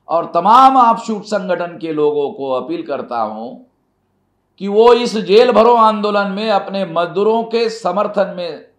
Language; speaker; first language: Hindi; non-native, local second language; Marathi